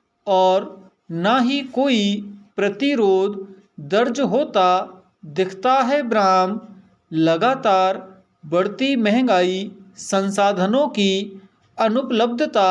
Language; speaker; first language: Hindi; native; Hindi